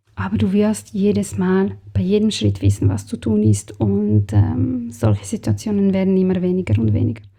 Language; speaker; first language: German; non-native, fluent; Serbian